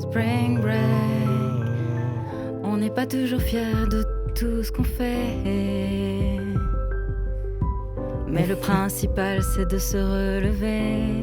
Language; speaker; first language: French; native; French